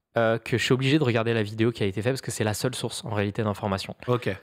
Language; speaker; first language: French; native; French